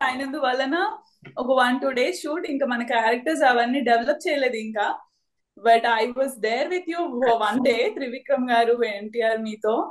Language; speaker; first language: Telugu; native; Telugu